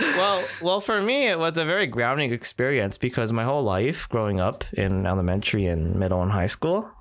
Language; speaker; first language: English; native; English